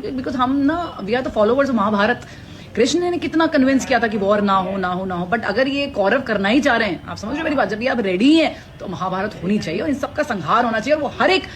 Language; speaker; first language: Hindi; native; Hindi